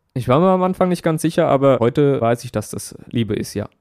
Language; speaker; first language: German; native; German